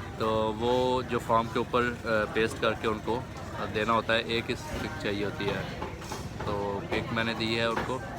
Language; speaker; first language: Urdu; non-native, local second language; Punjabi